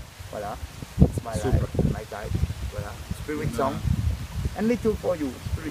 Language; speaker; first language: English; non-native, learner; Morisyen